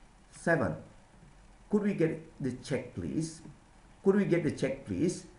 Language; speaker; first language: English; non-native, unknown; Indonesian